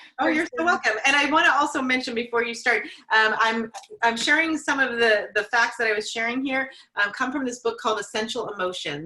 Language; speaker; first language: English; native; English